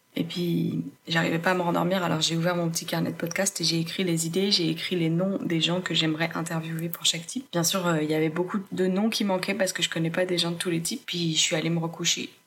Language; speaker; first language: French; native; French